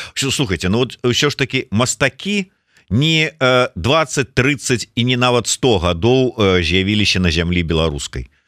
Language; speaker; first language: Belarusian; native; Belarusian